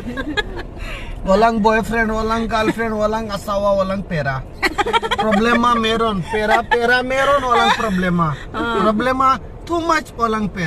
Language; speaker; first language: Filipino; non-native, learner; Bangla